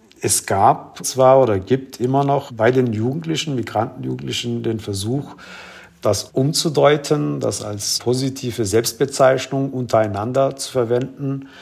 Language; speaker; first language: German; early bilingual, other home language; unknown